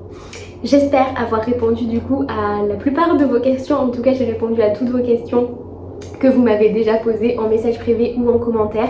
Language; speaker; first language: French; native; French